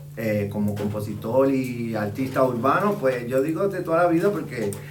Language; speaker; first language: Spanish; native; Spanish